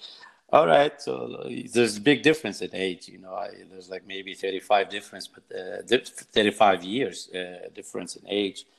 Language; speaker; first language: English; non-native, fluent; Arabic